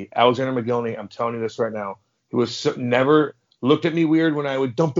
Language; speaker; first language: English; native; English